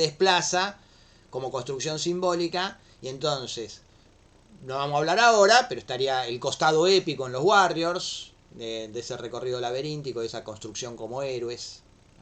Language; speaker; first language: Spanish; native; Spanish